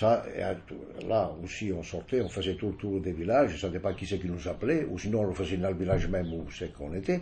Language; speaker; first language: French; non-native, fluent; Italian